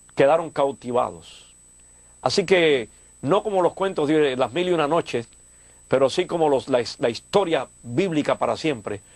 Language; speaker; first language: Spanish; native; Spanish